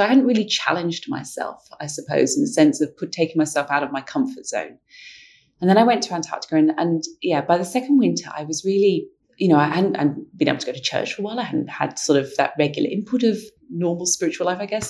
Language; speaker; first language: English; native; English